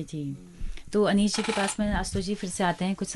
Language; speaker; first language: Hindi; native; Hindi